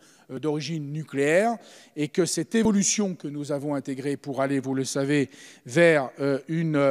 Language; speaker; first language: French; native; French